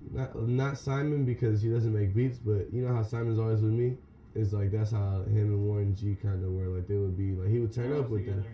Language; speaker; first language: English; native; English